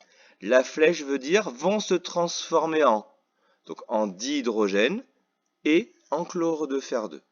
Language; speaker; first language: French; native; French